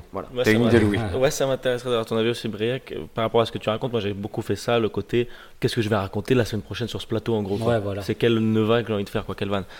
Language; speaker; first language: French; native; French